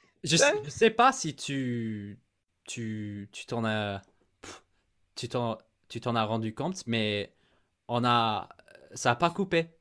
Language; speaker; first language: French; non-native, fluent; English